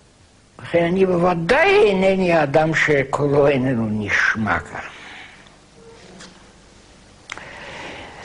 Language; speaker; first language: Hebrew; non-native, fluent; German